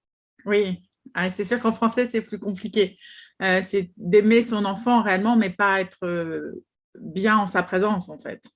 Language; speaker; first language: French; native; French